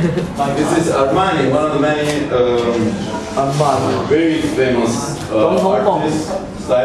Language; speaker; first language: English; non-native, learner; Italian